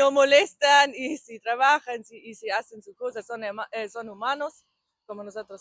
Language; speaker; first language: Spanish; non-native, learner; German